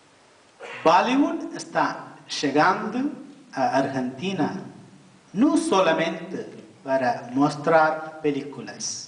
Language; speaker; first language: Spanish; non-native, fluent; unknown